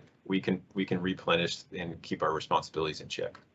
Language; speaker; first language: English; native; English